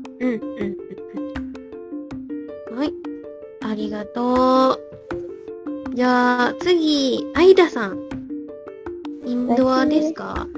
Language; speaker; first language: Japanese; non-native, learner; Malay